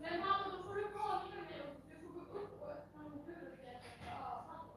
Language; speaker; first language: Swedish; early bilingual, other home language; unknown